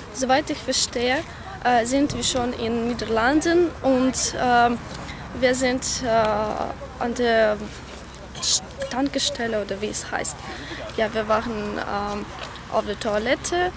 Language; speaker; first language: German; non-native, learner; Russian